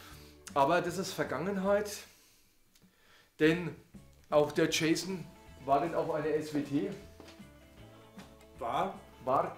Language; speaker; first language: German; native; German